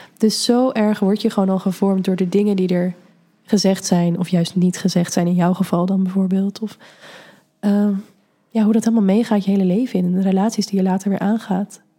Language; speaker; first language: Dutch; native; Dutch